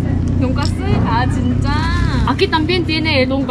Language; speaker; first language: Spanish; non-native, learner; Korean